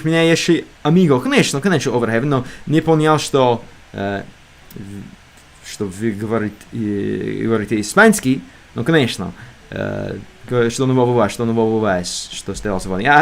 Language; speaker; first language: Russian; non-native, learner; English